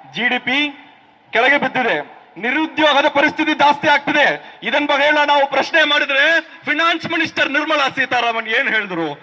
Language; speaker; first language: Kannada; non-native, local second language; Tamil